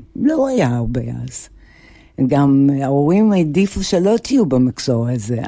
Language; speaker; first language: Hebrew; non-native, fluent; English